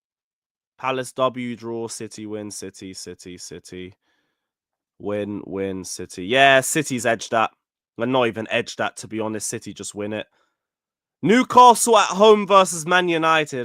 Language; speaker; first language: English; native; English